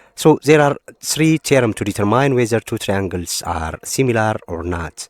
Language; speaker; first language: English; non-native, local second language; Amharic